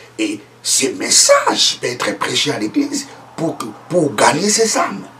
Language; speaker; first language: French; non-native, local second language; Lingala